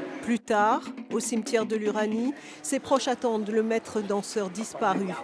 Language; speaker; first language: French; native; French